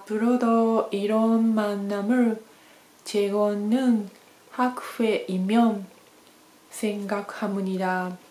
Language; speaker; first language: Korean; non-native, learner; Japanese